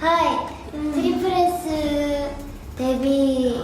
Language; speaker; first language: Japanese; non-native, learner; Korean